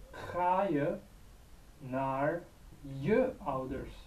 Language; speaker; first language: Dutch; non-native, learner; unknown